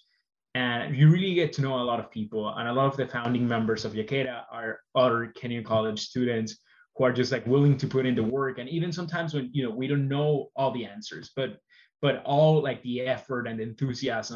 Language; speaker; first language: English; non-native, fluent; Spanish